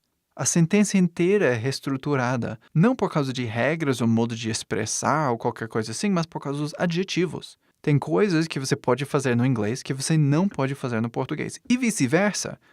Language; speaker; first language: Portuguese; non-native, fluent; English